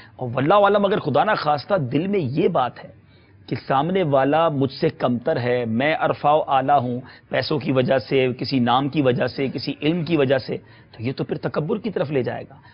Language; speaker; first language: Urdu; native; Urdu